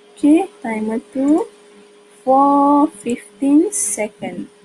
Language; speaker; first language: English; non-native, local second language; Malay